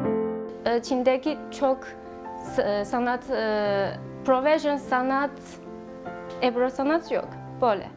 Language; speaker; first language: Turkish; non-native, learner; Chinese